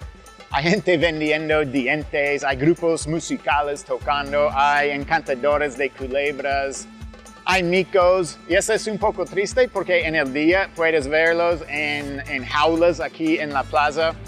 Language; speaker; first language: Spanish; non-native, fluent; English